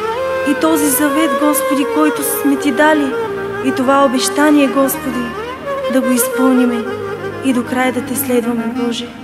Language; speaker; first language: Bulgarian; native; Bulgarian